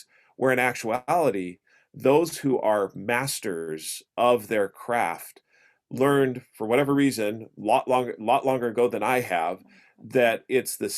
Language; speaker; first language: English; native; English